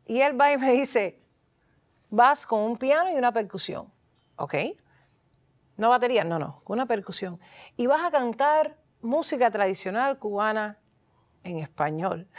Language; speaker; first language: Spanish; early bilingual, heritage; Spanish